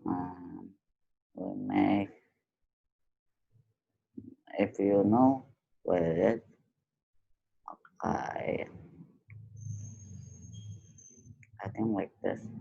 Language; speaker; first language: English; non-native, learner; Indonesian